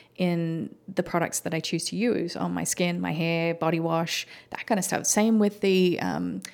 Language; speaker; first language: English; native; English